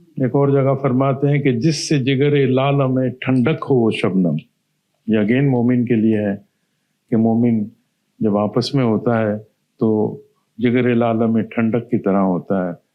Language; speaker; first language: Urdu; non-native, local second language; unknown